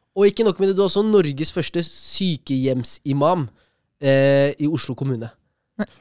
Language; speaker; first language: Norwegian; early bilingual, other home language; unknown